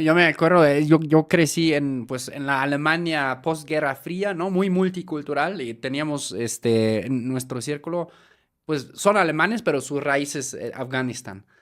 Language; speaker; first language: Spanish; non-native, fluent; German